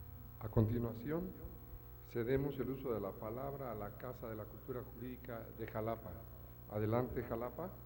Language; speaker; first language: Spanish; native; Spanish